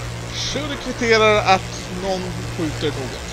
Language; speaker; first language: Swedish; native; Swedish